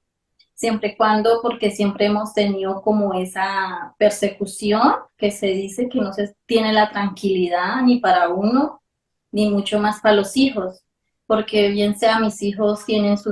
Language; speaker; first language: Spanish; native; Spanish